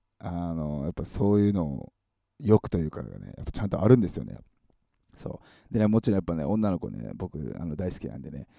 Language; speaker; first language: Japanese; native; Japanese